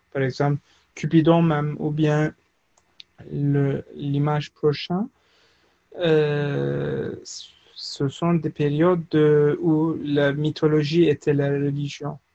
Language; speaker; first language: French; non-native, fluent; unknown